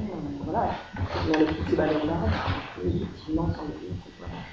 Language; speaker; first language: French; native; French